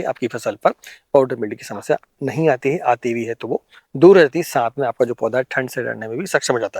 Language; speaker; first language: Hindi; native; Hindi